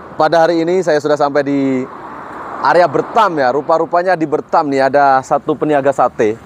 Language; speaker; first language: Malay; native; Malay